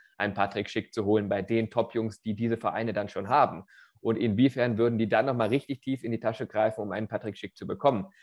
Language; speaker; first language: German; native; German